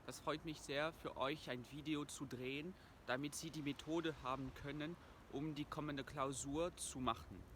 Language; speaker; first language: German; non-native, fluent; French